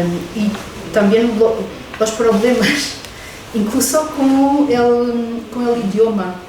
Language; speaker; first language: Spanish; non-native, fluent; Portuguese